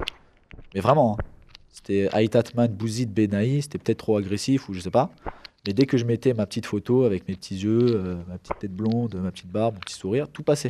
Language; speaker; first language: French; early bilingual, other home language; Kabyle